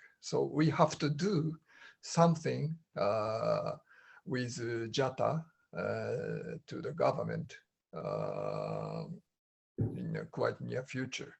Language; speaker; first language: English; non-native, learner; Japanese